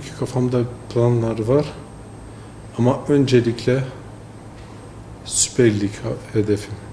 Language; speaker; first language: Turkish; early bilingual, heritage; French